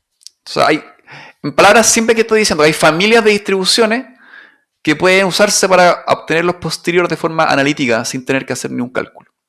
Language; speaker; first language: Spanish; native; Spanish